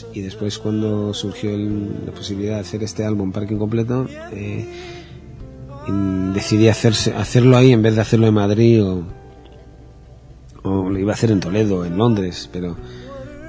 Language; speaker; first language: Spanish; non-native, fluent; Hebrew